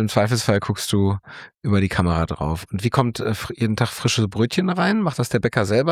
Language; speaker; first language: German; native; German